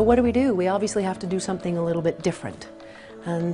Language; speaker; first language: English; native; English